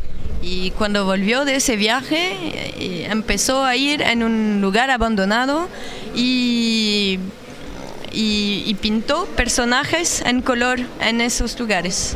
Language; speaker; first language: Spanish; non-native, learner; French